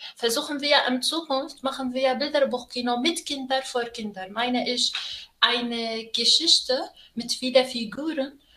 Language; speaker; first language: German; non-native, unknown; Arabic